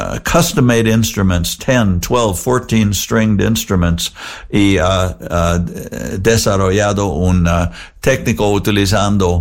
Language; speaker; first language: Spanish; non-native, learner; English